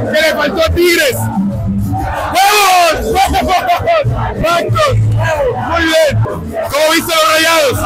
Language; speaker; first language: Spanish; native; Spanish